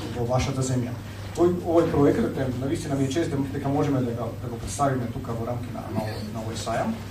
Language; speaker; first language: Macedonian; non-native, fluent; Slovenian